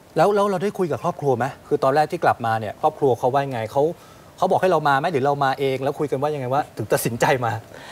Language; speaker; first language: Thai; native; Thai